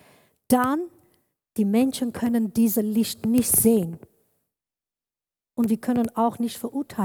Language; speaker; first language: German; non-native, learner; Kurdish